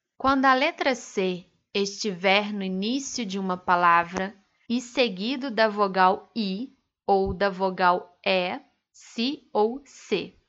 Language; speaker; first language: Portuguese; native; Portuguese